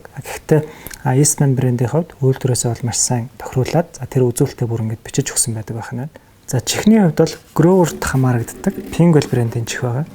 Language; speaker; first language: Mongolian; native; Mongolian